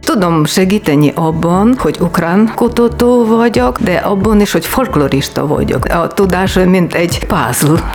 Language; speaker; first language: Hungarian; non-native, learner; Ukrainian